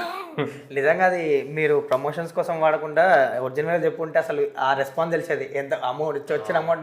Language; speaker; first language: Telugu; native; Telugu